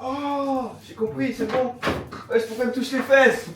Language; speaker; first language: French; native; French